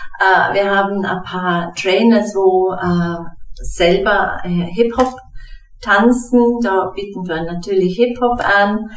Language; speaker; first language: German; non-native, fluent; English